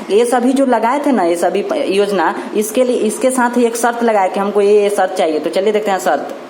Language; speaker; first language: Hindi; native; Hindi